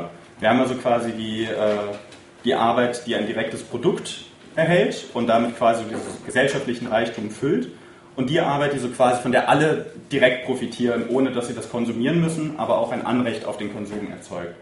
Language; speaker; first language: German; native; German